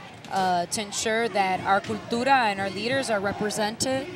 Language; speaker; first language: English; early bilingual, other home language; Spanish